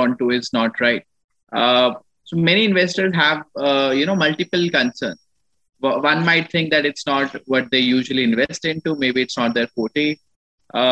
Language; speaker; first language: English; non-native, local second language; Punjabi